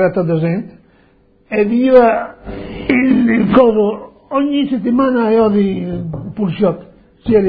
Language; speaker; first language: Italian; non-native, local second language; Friulian